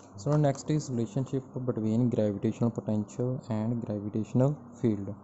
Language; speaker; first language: English; non-native, local second language; Punjabi